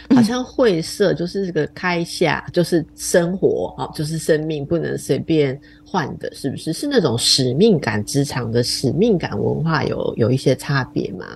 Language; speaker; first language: Chinese; native; Chinese